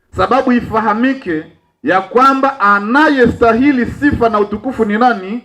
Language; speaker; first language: Swahili; non-native, local second language; Nande